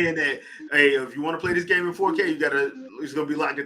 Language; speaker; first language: English; native; English